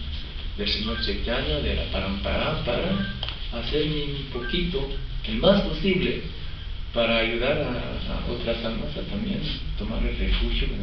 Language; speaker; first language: Spanish; non-native, fluent; French